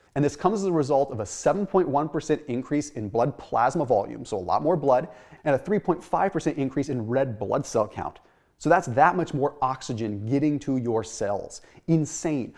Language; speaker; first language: English; native; English